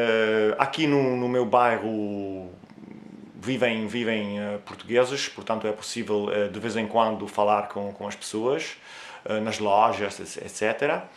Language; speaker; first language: Portuguese; non-native, fluent; Italian